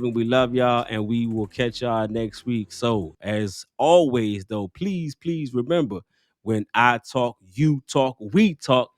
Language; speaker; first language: English; native; English